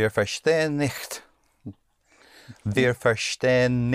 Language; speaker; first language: German; non-native, learner; English